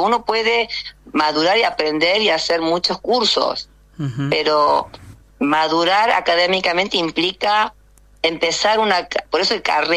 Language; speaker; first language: Spanish; early bilingual, other home language; Korean